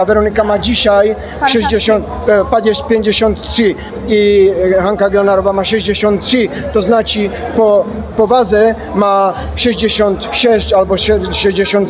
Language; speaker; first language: Polish; non-native, learner; Czech